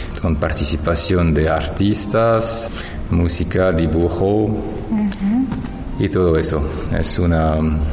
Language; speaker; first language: Spanish; non-native, fluent; French